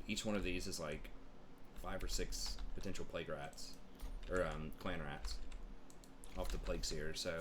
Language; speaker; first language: English; native; English